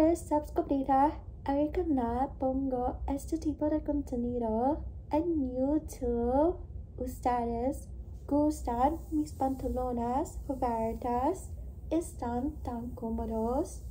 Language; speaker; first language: Spanish; non-native, learner; English